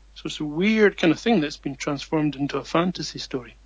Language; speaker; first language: English; native; English